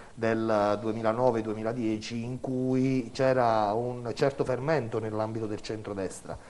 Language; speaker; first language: Italian; native; Italian